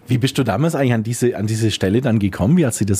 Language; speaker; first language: German; native; German